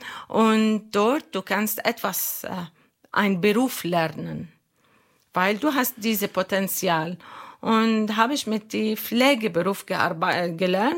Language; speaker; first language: German; non-native, learner; Arabic